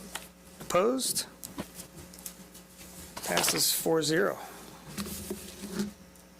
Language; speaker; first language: English; native; English